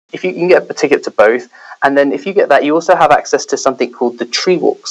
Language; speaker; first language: English; native; English